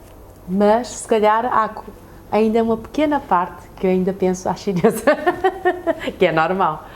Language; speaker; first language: Portuguese; early bilingual, other home language; Chinese